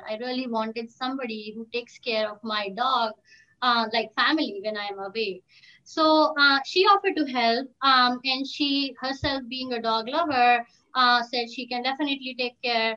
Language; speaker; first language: English; non-native, local second language; Hindi